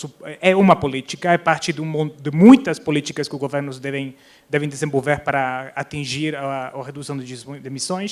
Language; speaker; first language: Portuguese; non-native, fluent; Spanish